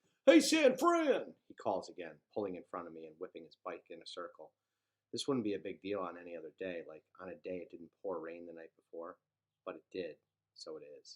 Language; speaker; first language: English; native; English